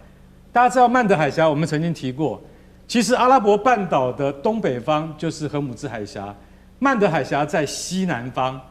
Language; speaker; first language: Chinese; native; Chinese